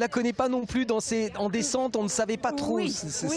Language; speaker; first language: French; native; French